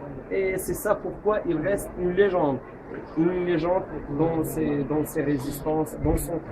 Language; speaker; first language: French; non-native, local second language; Arabic